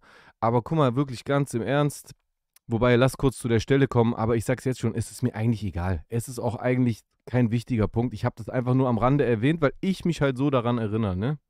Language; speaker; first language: German; native; German